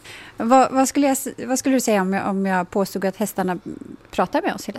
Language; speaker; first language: Swedish; native; Swedish